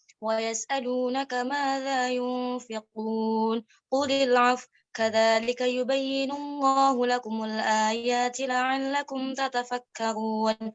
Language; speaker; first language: Arabic; non-native, learner; Indonesian